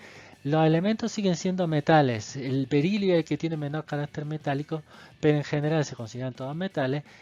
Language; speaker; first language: Spanish; native; Spanish